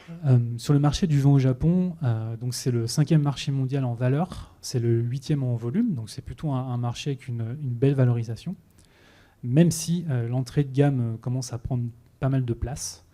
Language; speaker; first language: French; native; French